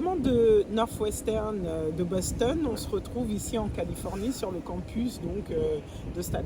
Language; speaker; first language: French; native; French